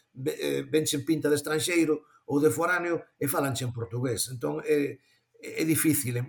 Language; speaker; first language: Galician; native; Galician